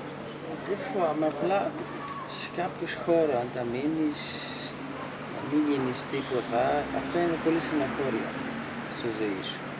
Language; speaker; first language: Greek; non-native, fluent; Persian